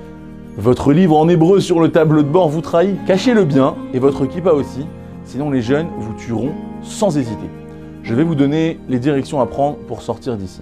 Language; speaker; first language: French; native; French